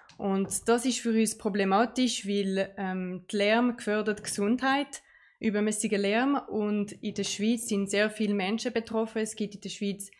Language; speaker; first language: German; non-native, local second language; French